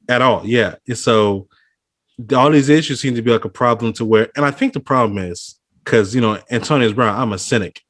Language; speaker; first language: English; native; English